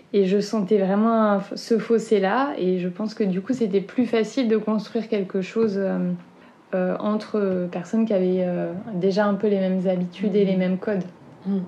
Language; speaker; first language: French; native; French